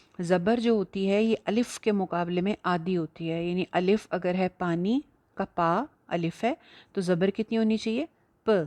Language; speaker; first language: Urdu; native; Urdu